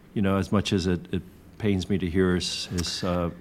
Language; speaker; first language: English; early bilingual, other home language; Korean